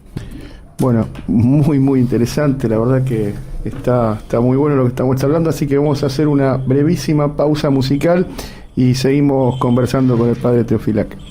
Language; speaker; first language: Spanish; native; Spanish